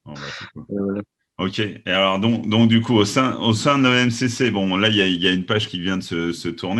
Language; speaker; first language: French; native; French